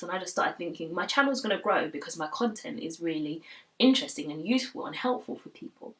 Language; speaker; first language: English; native; English